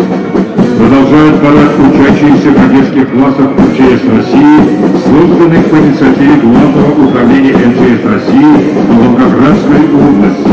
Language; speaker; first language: Russian; native; Russian